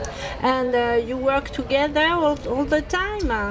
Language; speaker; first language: English; non-native, learner; French